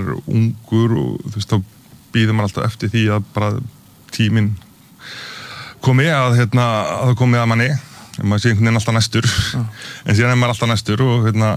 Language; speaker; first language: Icelandic; native; Icelandic